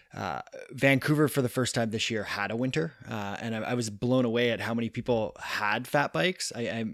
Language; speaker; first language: English; native; English